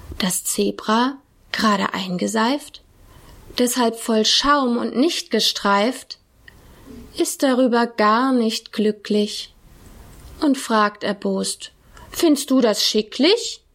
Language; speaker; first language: German; native; German